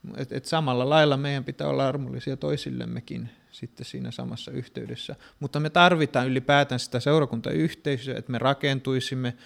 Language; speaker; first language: Finnish; non-native, fluent; Greek